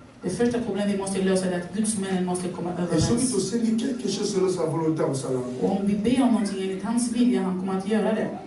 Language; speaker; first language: Swedish; non-native, fluent; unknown